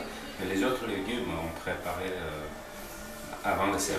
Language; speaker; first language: French; non-native, learner; Korean